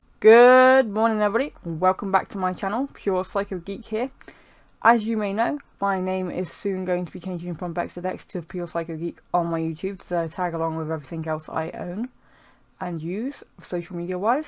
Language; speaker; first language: English; native; English